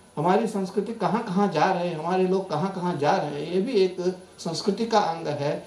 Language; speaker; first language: Hindi; non-native, local second language; Marathi